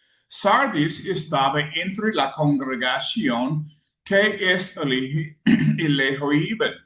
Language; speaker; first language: Spanish; non-native, learner; English